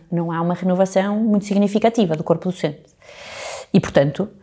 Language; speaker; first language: Portuguese; native; Portuguese